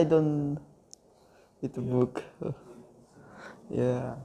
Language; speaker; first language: English; non-native, learner; Indonesian